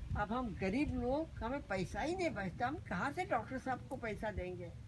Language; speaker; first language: Hindi; non-native, local second language; Marathi